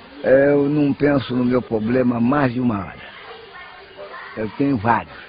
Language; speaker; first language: Portuguese; native; Portuguese